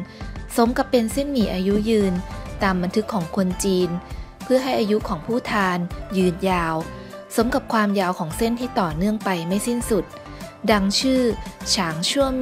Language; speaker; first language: Thai; native; Thai